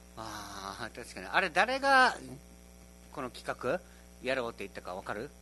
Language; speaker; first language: Japanese; native; Japanese